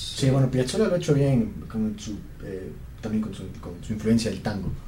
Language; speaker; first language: Spanish; native; Spanish